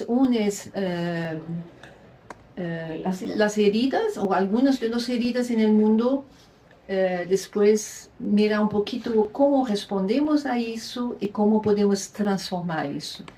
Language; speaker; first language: Spanish; non-native, fluent; Luxembourgish